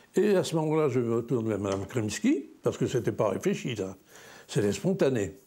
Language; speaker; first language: French; native; French